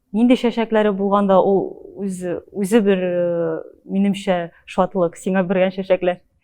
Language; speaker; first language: Tatar; early bilingual, heritage; Tatar